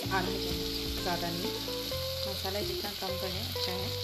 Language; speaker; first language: Hindi; non-native, local second language; Assamese